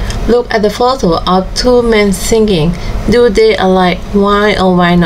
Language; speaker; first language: English; non-native, fluent; Thai